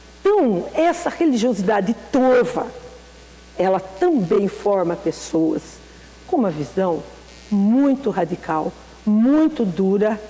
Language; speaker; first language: Portuguese; native; Portuguese